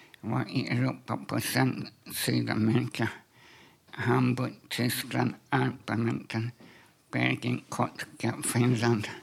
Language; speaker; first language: Swedish; non-native, learner; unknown